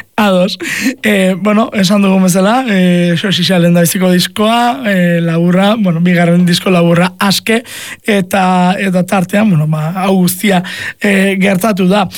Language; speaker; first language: Basque; native; Basque